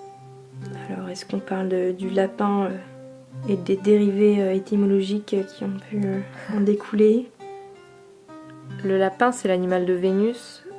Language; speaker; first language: French; native; French